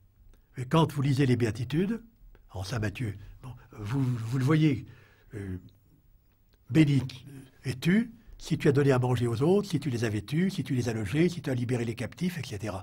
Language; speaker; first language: French; native; French